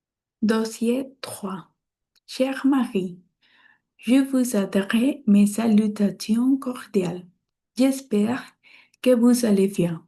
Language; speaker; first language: French; non-native, learner; Spanish